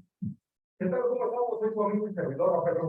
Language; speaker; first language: Spanish; native; Spanish